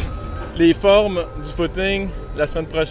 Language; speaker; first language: French; native; French